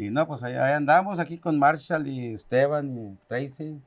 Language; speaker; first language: Spanish; native; Spanish